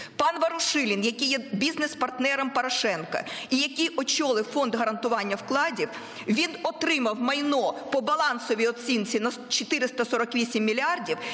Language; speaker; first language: Ukrainian; non-native, local second language; Russian